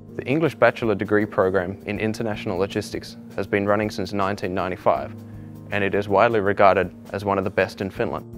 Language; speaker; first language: English; native; English